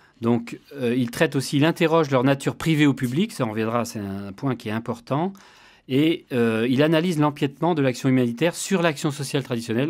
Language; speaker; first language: French; native; French